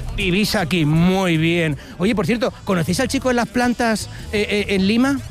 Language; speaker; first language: Spanish; native; Spanish